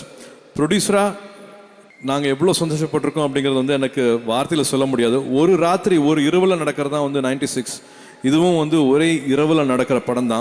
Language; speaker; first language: Tamil; native; Tamil